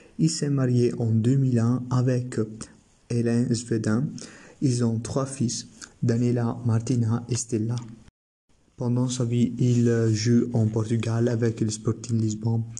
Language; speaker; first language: French; non-native, learner; Italian